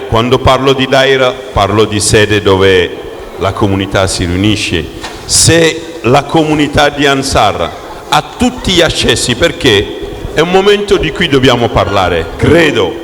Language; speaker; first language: Italian; non-native, fluent; Wolof